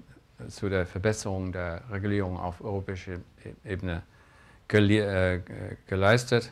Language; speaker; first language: German; non-native, fluent; English